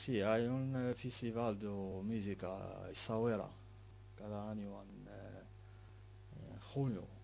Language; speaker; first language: Spanish; non-native, learner; Arabic